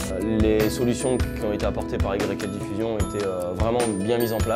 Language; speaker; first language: French; native; French